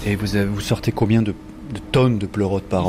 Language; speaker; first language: French; native; French